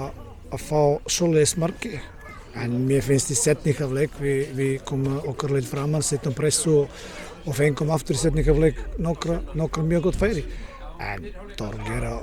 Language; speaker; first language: Icelandic; non-native, learner; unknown